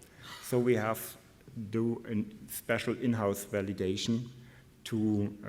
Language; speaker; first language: English; non-native, fluent; German